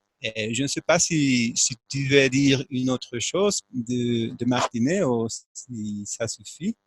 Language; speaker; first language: French; non-native, fluent; Spanish